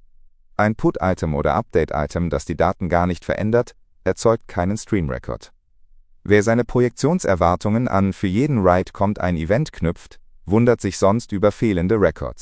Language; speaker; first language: German; native; German